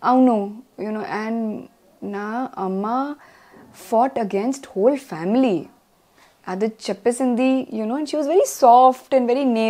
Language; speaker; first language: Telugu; non-native, local second language; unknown